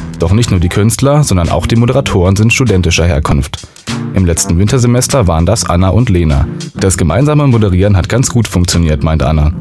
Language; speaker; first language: German; native; German